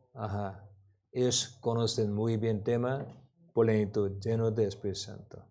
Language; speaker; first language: Spanish; non-native, learner; Korean